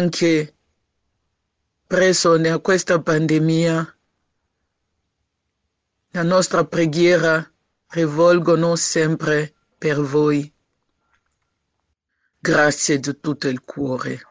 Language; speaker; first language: Italian; non-native, learner; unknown